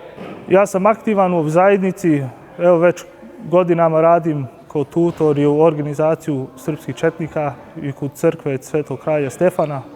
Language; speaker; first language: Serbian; early bilingual, heritage; Serbian